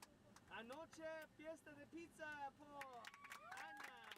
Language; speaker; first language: Spanish; non-native, learner; Korean